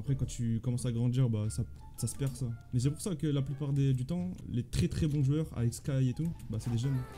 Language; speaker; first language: French; native; French